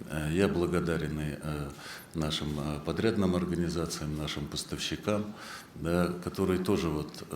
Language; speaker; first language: Russian; native; Russian